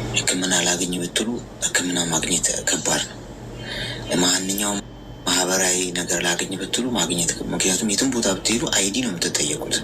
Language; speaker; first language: Amharic; native; Amharic